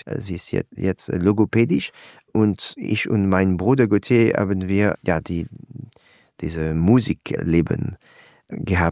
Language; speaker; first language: German; non-native, learner; French